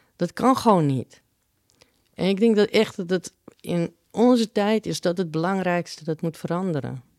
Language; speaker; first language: Dutch; early bilingual, other home language; Spanish